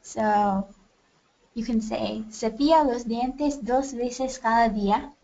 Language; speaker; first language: Spanish; non-native, learner; English